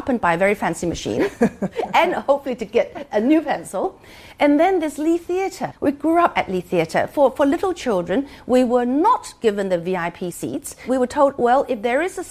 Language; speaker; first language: English; non-native, local second language; Cantonese